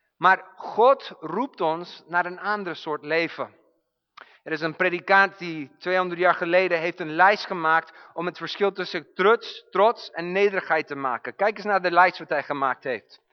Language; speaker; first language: Dutch; non-native, fluent; English